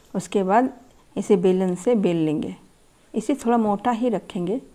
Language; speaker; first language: Hindi; native; Hindi